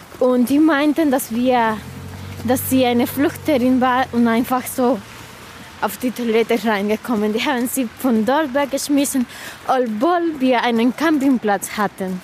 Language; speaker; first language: German; non-native, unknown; Spanish